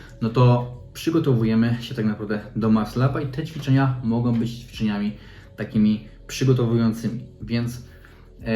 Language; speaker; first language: Polish; native; Polish